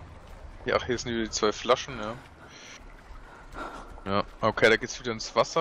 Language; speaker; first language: German; native; German